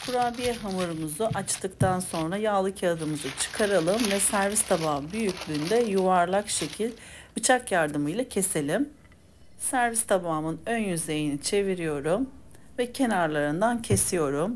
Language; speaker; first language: Turkish; native; Turkish